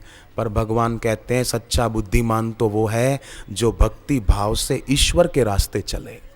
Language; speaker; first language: Hindi; native; Hindi